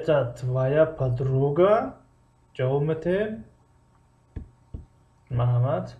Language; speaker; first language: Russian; non-native, fluent; Tajik